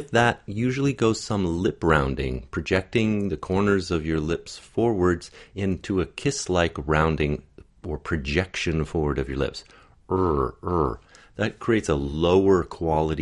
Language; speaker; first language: English; native; English